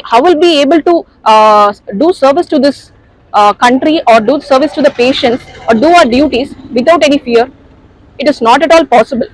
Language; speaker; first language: English; non-native, local second language; Telugu